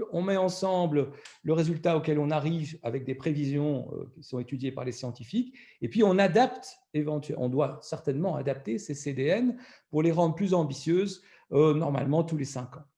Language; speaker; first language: French; native; French